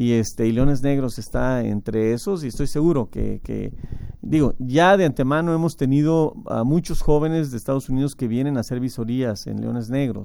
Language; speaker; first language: Spanish; native; Spanish